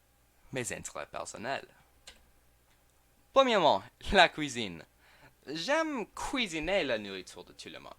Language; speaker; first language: French; non-native, learner; English